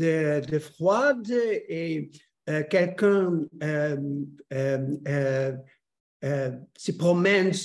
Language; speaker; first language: French; non-native, learner; Dutch